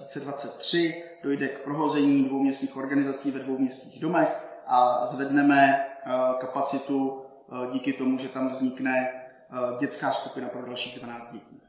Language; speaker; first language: Czech; native; Czech